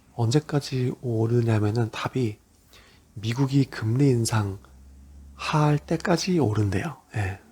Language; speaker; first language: Korean; native; Korean